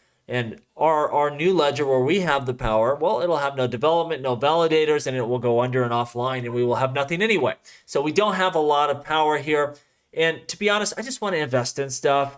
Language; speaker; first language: English; native; English